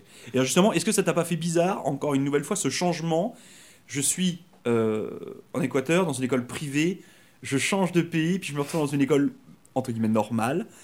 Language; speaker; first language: French; native; French